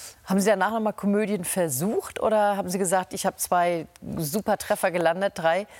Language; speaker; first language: German; native; German